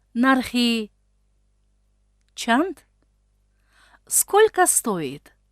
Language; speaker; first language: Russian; non-native, fluent; Tajik